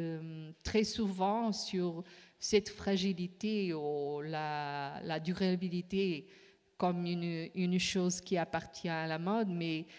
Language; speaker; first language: French; non-native, fluent; Portuguese